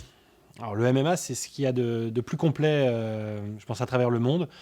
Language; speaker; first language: French; native; French